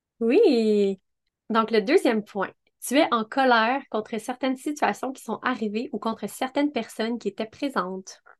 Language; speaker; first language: French; native; French